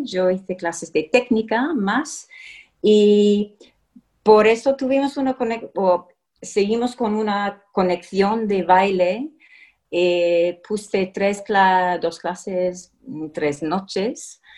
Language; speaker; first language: Spanish; non-native, fluent; English